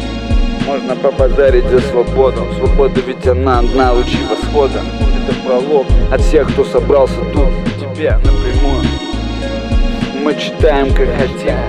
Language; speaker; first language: Russian; native; Russian